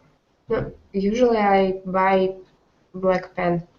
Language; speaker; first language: English; non-native, learner; Russian